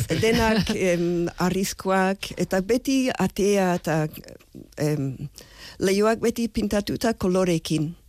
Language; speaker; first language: Basque; early bilingual, other home language; English